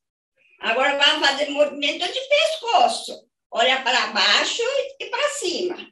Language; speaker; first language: Portuguese; non-native, fluent; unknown